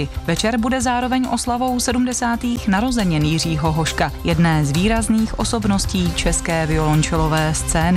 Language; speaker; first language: Czech; native; Czech